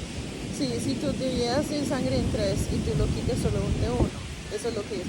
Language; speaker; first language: Spanish; early bilingual, heritage; Spanish